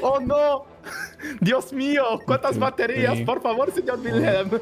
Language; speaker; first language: Spanish; non-native, learner; Portuguese